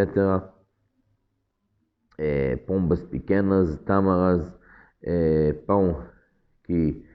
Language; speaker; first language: Portuguese; non-native, fluent; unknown